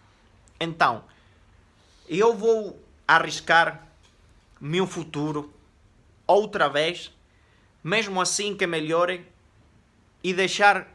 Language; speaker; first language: Portuguese; non-native, fluent; Spanish